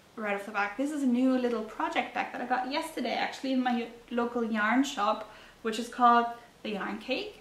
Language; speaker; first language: English; non-native, fluent; German